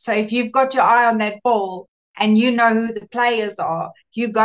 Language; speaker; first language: English; non-native, local second language; Afrikaans